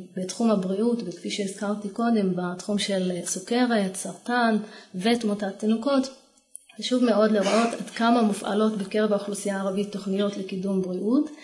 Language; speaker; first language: Hebrew; non-native, local second language; Arabic